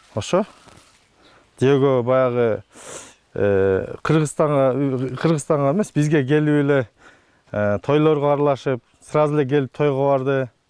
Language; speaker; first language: Kyrgyz; native; Kyrgyz